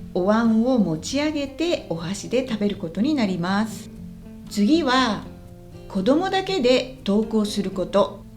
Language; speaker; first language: Japanese; native; Japanese